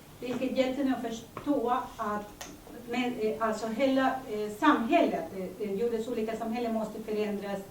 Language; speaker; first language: Swedish; early bilingual, other home language; Spanish